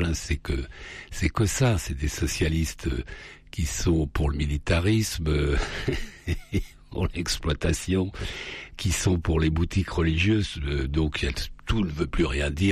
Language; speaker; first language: French; native; French